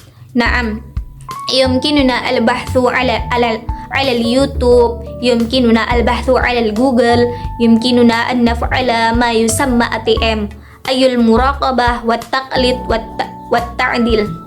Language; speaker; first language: Arabic; non-native, learner; Indonesian